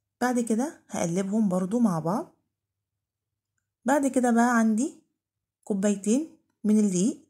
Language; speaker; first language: Arabic; native; Arabic